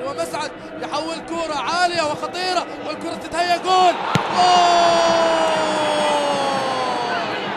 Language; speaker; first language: Arabic; native; Arabic